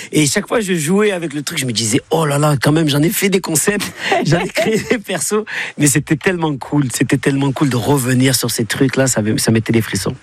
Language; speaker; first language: French; native; French